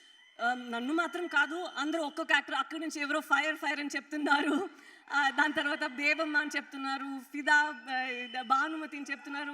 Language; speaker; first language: Telugu; non-native, fluent; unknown